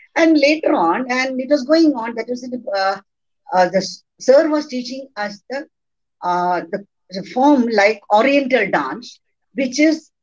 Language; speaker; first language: English; non-native, local second language; Malayalam